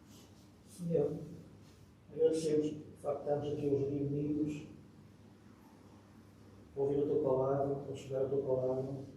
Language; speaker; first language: Portuguese; native; Portuguese